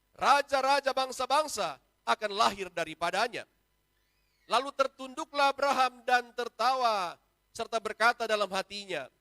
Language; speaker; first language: Indonesian; native; Indonesian